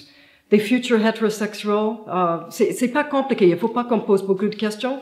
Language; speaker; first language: French; non-native, fluent; English